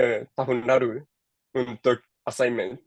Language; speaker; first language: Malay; non-native, learner; Japanese